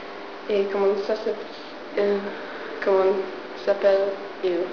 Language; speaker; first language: French; non-native, learner; English